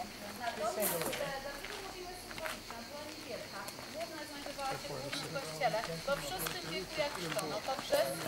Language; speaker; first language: Polish; native; Polish